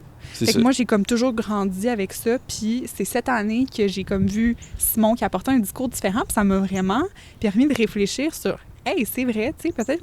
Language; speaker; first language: French; native; French